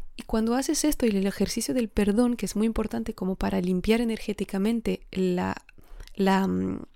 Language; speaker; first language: Spanish; non-native, fluent; French